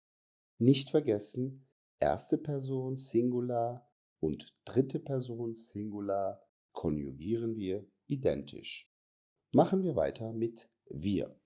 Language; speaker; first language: German; non-native, fluent; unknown